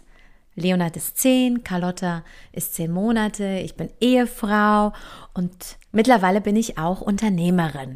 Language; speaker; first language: German; early bilingual, other home language; Polish